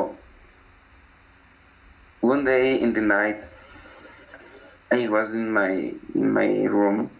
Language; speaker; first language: English; non-native, learner; Spanish